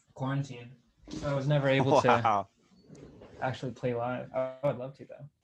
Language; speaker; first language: English; native; English